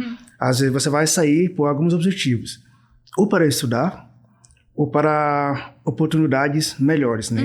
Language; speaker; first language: Portuguese; non-native, fluent; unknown